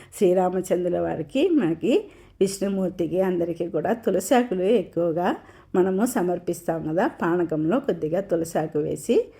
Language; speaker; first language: Telugu; non-native, local second language; Tamil